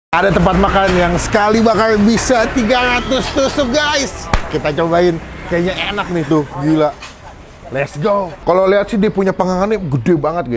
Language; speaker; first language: Indonesian; native; Indonesian